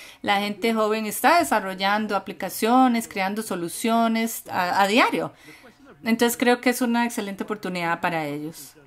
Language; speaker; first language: Spanish; non-native, fluent; English